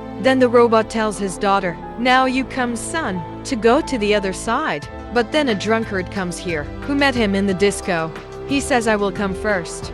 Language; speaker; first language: English; non-native, local second language; Hindi